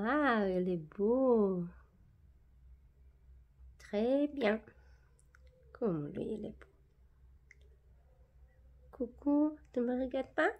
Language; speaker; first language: French; non-native, fluent; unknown